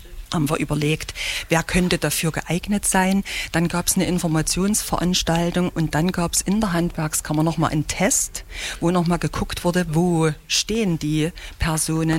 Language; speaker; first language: German; native; German